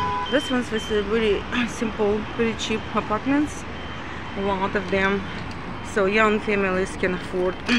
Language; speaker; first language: English; non-native, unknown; Russian